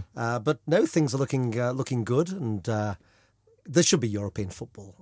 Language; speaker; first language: English; native; English